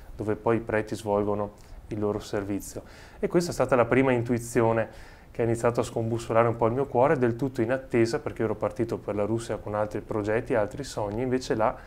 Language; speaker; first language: Italian; native; Italian